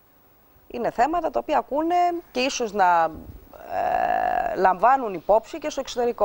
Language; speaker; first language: Greek; native; Greek